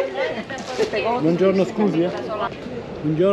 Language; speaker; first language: Italian; non-native, learner; French